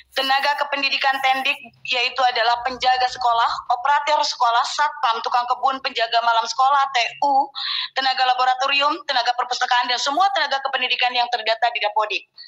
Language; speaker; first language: Indonesian; non-native, local second language; Sundanese